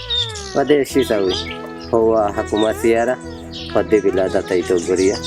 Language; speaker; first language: Arabic; non-native, learner; Bangla